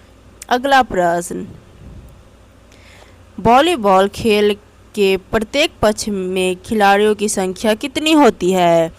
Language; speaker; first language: Hindi; native; Hindi